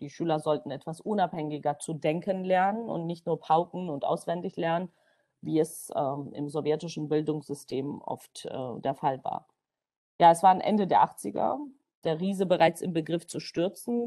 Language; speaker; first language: German; non-native, fluent; Georgian